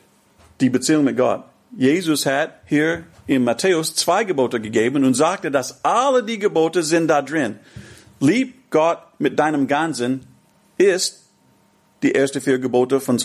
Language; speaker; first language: German; non-native, fluent; English